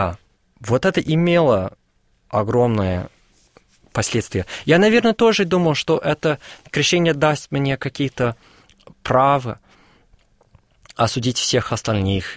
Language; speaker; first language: Russian; non-native, fluent; English